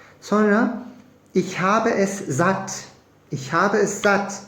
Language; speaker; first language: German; non-native, fluent; Turkish